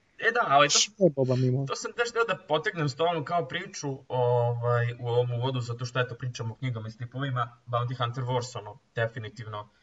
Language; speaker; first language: Serbian; native; Serbian